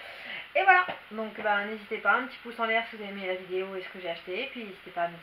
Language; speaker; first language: French; native; French